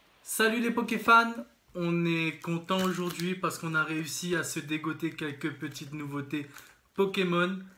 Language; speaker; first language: French; native; French